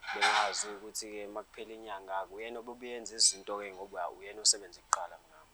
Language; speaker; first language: Zulu; native; Zulu